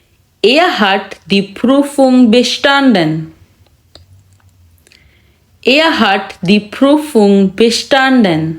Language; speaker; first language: German; non-native, fluent; Urdu